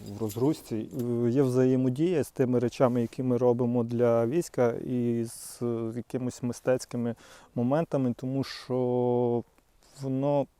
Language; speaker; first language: Ukrainian; native; Ukrainian